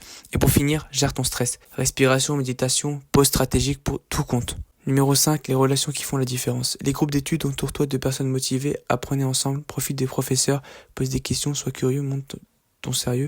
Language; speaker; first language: French; native; French